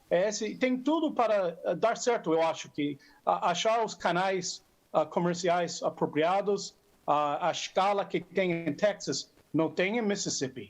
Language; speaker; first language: Portuguese; non-native, fluent; English